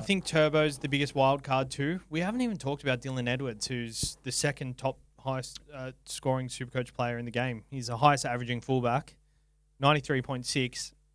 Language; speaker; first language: English; native; English